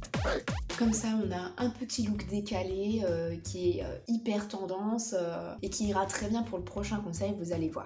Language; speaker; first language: French; native; French